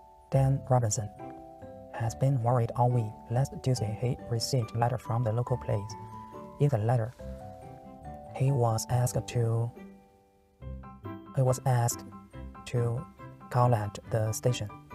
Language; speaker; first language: English; non-native, learner; Chinese